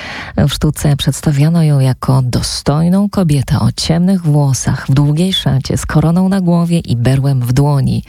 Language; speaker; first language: Polish; native; Polish